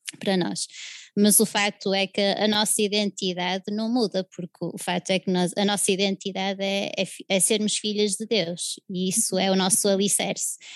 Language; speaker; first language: Portuguese; early bilingual, other home language; English